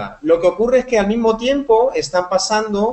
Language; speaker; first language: Spanish; native; Spanish